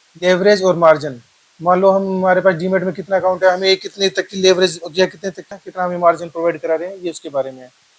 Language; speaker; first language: Hindi; native; Hindi